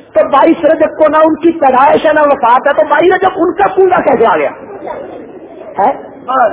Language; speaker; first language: Urdu; non-native, local second language; Punjabi